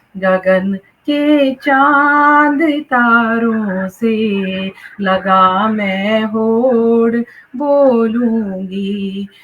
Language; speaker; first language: Hindi; native; Hindi